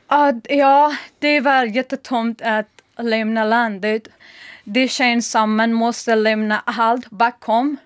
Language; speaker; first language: Swedish; non-native, learner; Persian